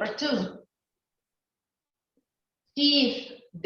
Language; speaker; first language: English; non-native, learner; Spanish